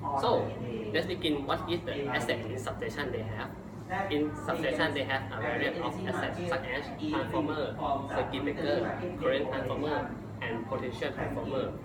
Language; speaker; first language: English; non-native, learner; Thai